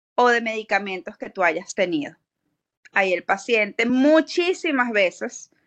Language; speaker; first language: Spanish; native; Spanish